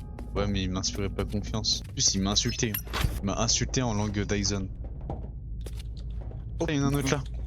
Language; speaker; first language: French; native; French